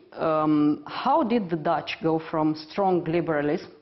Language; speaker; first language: English; non-native, fluent; Romanian